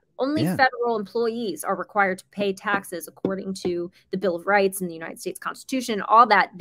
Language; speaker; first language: English; native; English